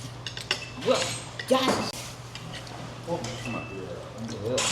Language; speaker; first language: Korean; native; Korean